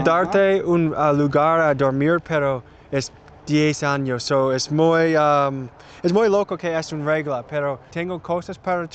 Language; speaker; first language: Spanish; non-native, learner; English